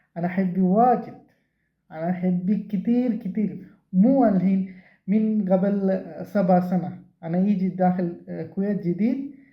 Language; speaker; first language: Arabic; non-native, learner; Bangla